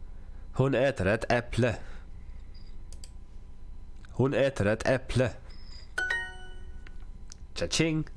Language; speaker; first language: Swedish; non-native, learner; English